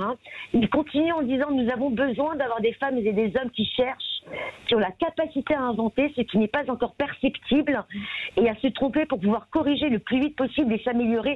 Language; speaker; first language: French; native; French